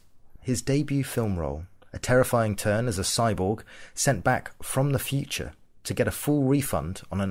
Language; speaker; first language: English; native; English